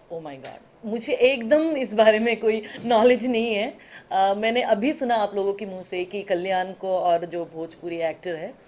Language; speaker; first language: Hindi; non-native, local second language; Assamese